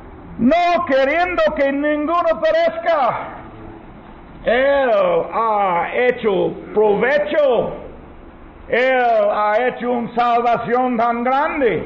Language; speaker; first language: Spanish; non-native, learner; English